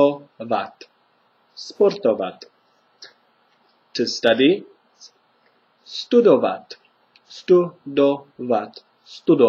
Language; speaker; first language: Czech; non-native, fluent; English